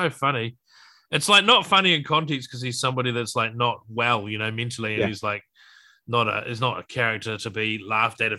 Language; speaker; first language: English; native; English